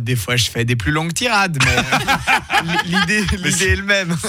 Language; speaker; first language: French; native; French